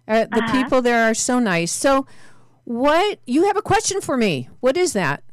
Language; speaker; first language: English; native; English